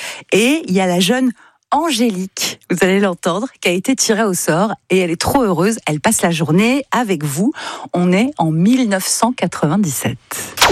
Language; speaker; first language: French; native; French